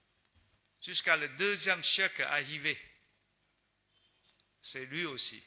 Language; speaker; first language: French; non-native, learner; Chinese